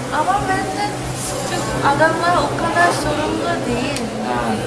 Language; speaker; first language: Turkish; non-native, learner; Korean